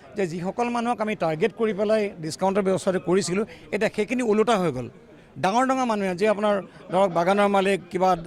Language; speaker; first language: Assamese; native; Assamese